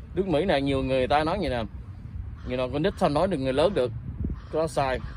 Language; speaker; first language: Vietnamese; native; Vietnamese